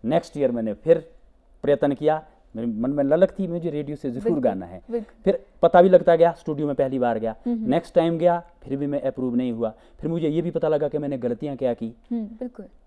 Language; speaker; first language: Hindi; native; Hindi